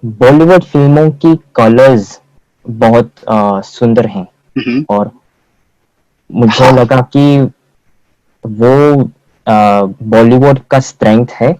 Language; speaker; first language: Hindi; non-native, fluent; Korean